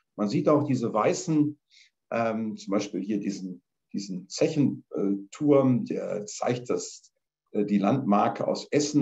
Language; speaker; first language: German; native; German